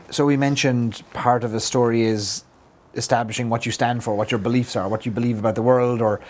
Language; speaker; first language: English; native; English